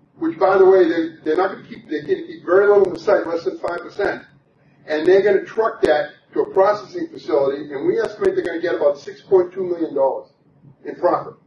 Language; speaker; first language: English; native; English